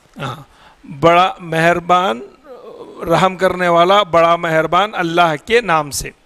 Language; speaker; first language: Urdu; native; Urdu